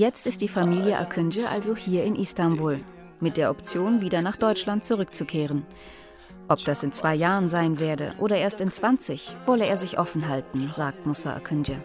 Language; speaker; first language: German; native; German